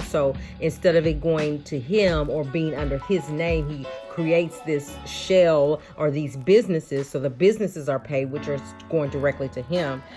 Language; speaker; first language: English; native; English